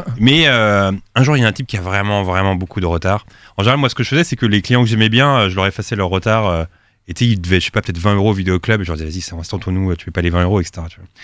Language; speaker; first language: French; native; French